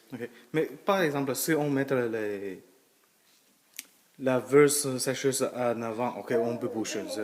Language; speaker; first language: French; non-native, learner; Chinese